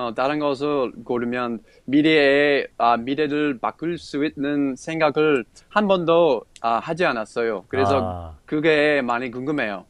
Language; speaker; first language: Korean; non-native, fluent; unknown